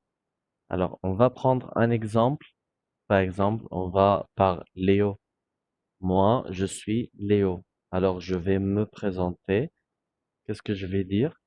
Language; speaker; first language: French; non-native, fluent; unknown